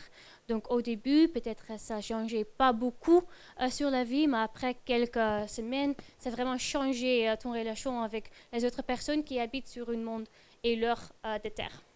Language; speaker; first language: French; non-native, fluent; Dutch